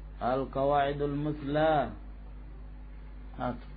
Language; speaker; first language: Arabic; non-native, fluent; Indonesian